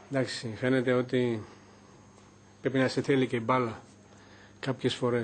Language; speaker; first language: Greek; non-native, fluent; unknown